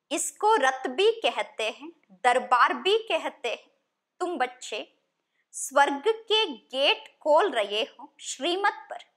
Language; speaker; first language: Hindi; non-native, local second language; Kannada